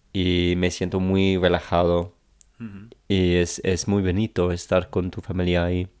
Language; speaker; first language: Spanish; non-native, fluent; English